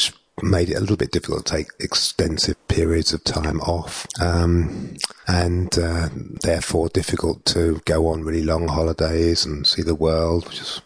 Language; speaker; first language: English; native; English